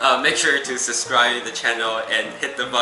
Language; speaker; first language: English; non-native, fluent; Chinese